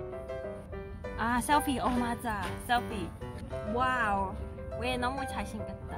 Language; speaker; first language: Korean; non-native, learner; Cantonese